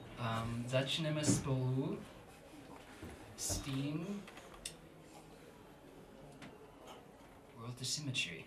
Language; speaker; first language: Czech; non-native, learner; English